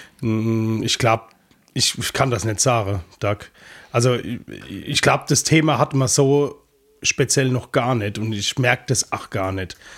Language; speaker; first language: German; native; German